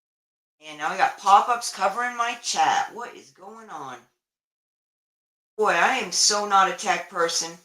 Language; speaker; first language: English; native; English